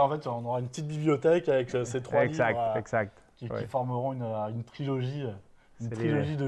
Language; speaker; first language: French; native; French